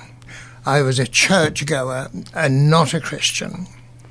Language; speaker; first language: English; native; English